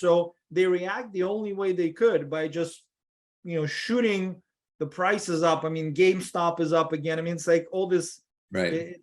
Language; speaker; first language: English; non-native, fluent; Russian